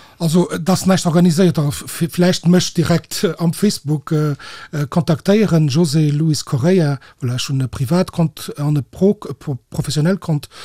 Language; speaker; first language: Luxembourgish; early bilingual, other home language; Portuguese